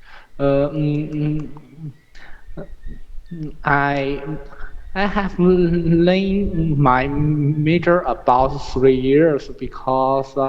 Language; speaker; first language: English; non-native, learner; Chinese